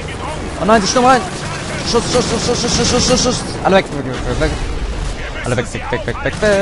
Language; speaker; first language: German; native; German